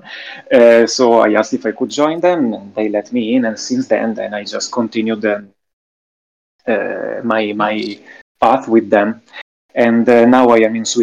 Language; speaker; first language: English; non-native, fluent; Italian